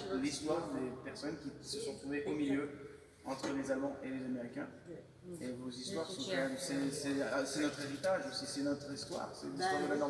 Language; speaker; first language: French; native; French